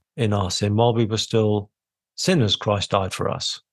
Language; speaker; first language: English; native; English